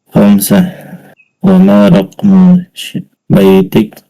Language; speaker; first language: Arabic; non-native, learner; Indonesian